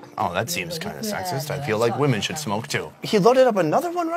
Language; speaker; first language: English; native; English